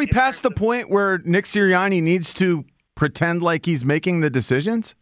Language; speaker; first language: English; native; English